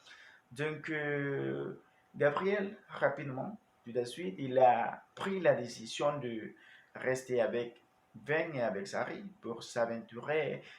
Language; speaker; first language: French; non-native, learner; Spanish